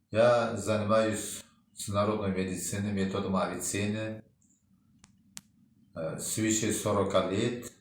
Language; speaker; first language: Russian; non-native, local second language; Uzbek